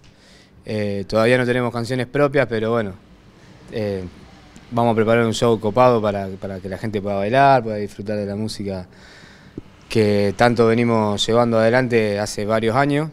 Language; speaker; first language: Spanish; native; Spanish